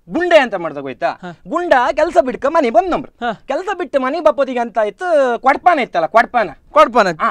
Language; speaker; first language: Kannada; native; Kannada